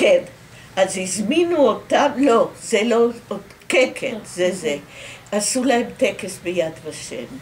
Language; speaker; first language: Hebrew; early bilingual, other home language; Dutch